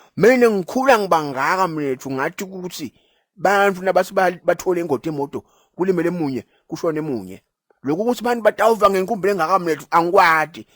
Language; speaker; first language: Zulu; non-native, local second language; Swati